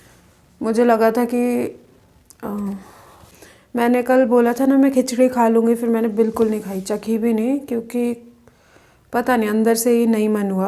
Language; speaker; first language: Hindi; native; Hindi